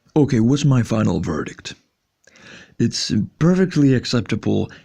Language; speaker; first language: English; non-native, fluent; Finnish